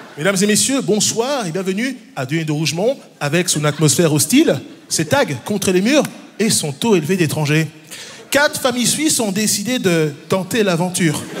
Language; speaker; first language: French; early bilingual, other home language; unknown